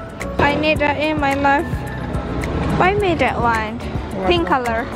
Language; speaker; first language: English; non-native, learner; Indonesian